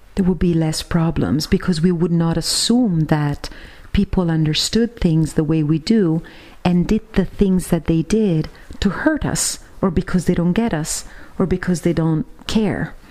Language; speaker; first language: English; non-native, fluent; Italian